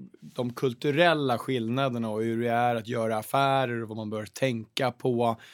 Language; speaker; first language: Swedish; native; Swedish